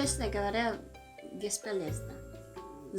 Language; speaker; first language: Russian; non-native, learner; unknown